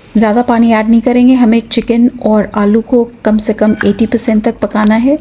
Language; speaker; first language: Urdu; native; Urdu